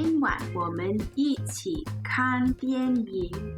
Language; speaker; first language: Chinese; non-native, learner; English